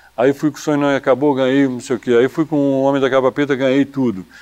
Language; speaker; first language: Portuguese; native; Portuguese